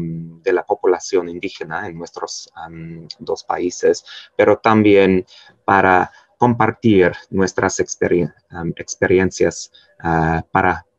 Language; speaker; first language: Spanish; non-native, fluent; English